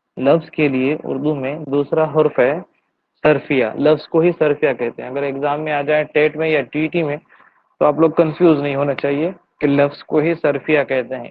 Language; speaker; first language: Urdu; native; Urdu